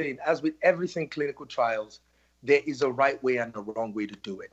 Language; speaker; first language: English; non-native, local second language; Yoruba